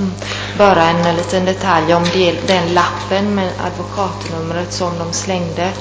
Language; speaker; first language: Swedish; non-native, fluent; Italian